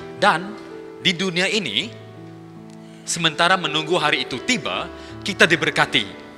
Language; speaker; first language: Malay; non-native, local second language; Iban